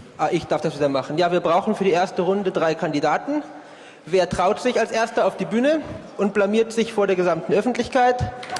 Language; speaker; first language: German; native; German